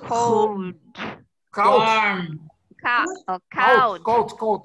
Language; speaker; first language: Dutch; non-native, learner; Indonesian